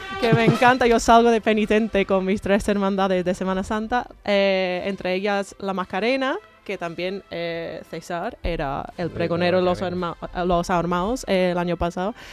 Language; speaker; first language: Spanish; non-native, fluent; English